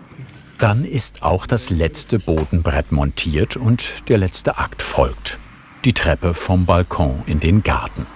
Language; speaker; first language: German; native; German